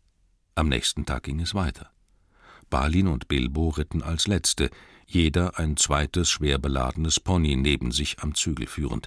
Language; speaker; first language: German; native; German